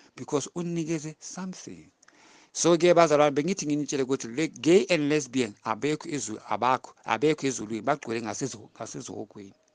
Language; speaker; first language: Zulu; non-native, local second language; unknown